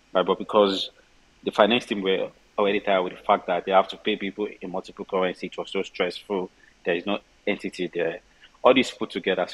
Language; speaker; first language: English; non-native, local second language; Yoruba